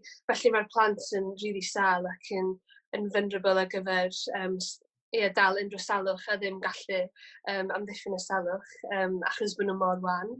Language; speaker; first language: Welsh; native; Welsh